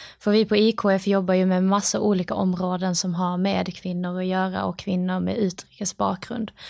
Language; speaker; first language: Swedish; native; Swedish